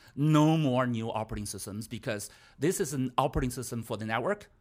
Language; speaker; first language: English; non-native, fluent; Chinese